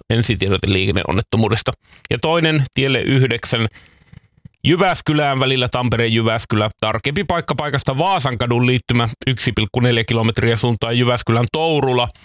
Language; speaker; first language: Finnish; native; Finnish